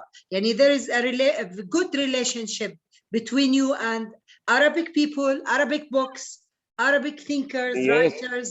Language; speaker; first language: English; non-native, learner; Arabic